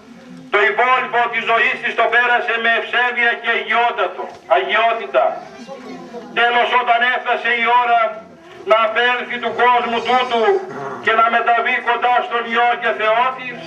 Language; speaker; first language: Greek; native; Greek